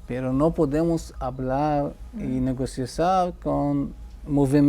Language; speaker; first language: Spanish; non-native, fluent; Hebrew